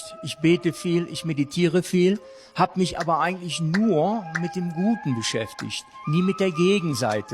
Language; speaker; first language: German; non-native, fluent; English